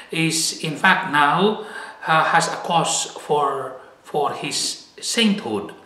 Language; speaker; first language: English; non-native, fluent; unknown